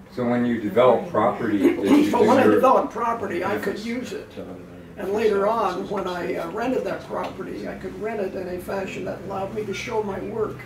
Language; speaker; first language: English; native; English